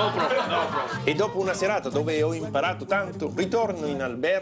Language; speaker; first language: Italian; native; Italian